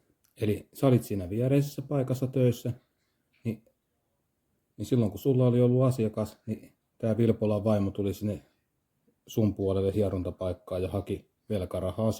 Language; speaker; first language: Finnish; native; Finnish